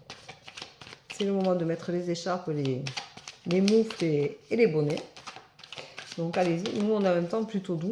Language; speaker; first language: French; native; French